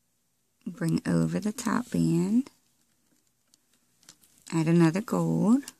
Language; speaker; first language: English; native; English